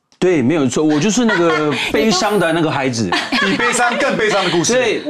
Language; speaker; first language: Chinese; native; Chinese